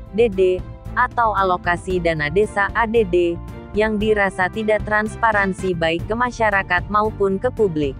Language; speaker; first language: Indonesian; native; Indonesian